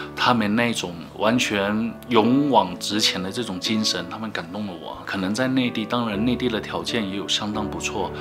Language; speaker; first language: Chinese; native; Chinese